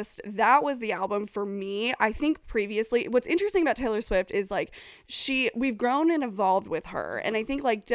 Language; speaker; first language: English; native; English